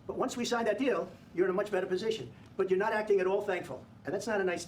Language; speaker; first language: English; native; English